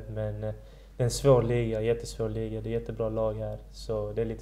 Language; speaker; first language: Swedish; early bilingual, other home language; Persian